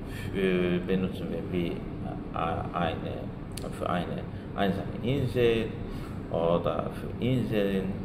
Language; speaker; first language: German; non-native, fluent; Azerbaijani